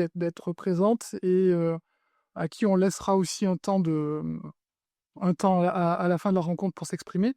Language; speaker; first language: French; native; French